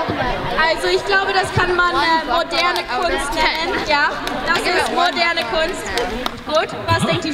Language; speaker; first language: German; non-native, fluent; English